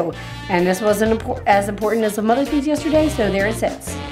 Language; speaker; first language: English; native; English